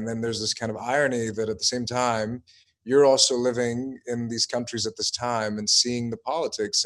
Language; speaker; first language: English; native; English